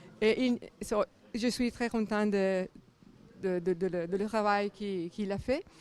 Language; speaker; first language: French; non-native, learner; Italian